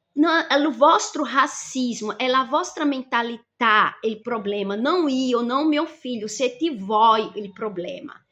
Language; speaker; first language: Italian; non-native, fluent; Portuguese